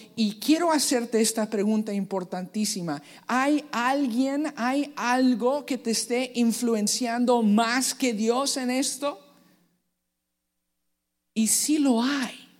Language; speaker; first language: Spanish; native; Spanish